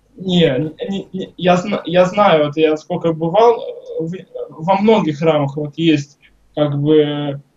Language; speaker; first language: Russian; native; Russian